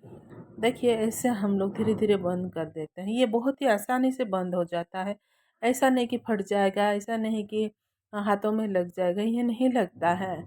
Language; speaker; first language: Hindi; non-native, local second language; Odia